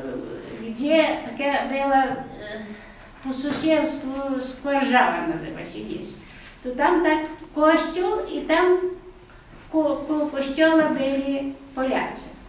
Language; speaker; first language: Polish; non-native, local second language; Ukrainian